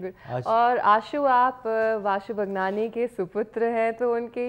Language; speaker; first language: Hindi; native; Hindi